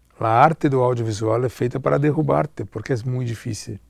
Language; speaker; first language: Spanish; non-native, learner; Portuguese